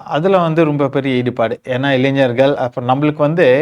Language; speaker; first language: Tamil; early bilingual, heritage; Tamil